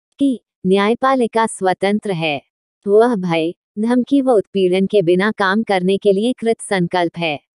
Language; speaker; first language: Hindi; native; Hindi